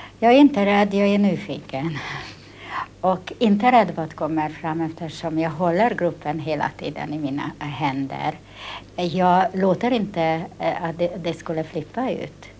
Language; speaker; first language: Swedish; non-native, fluent; Hungarian